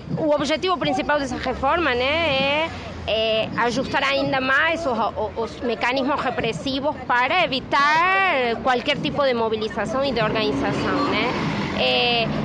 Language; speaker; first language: Portuguese; non-native, fluent; Spanish